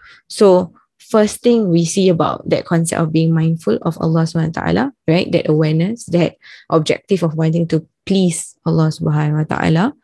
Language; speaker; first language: English; non-native, local second language; Malay